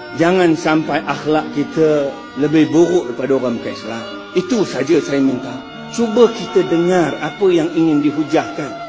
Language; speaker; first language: Malay; non-native, local second language; Chinese